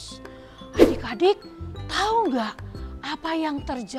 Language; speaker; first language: Indonesian; native; Indonesian